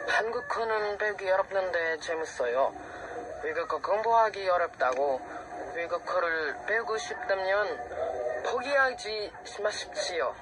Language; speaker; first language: Korean; non-native, learner; Filipino